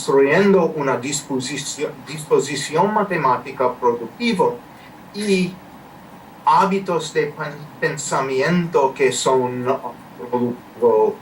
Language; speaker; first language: Spanish; non-native, fluent; English